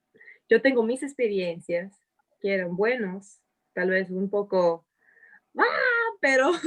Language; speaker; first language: Spanish; non-native, fluent; English